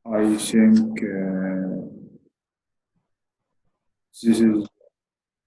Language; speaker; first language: English; non-native, learner; Arabic